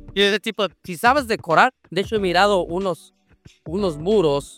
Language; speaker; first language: Spanish; native; Spanish